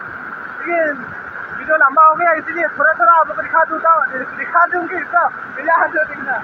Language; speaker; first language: Hindi; non-native, local second language; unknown